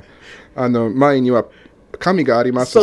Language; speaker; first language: Japanese; non-native, learner; English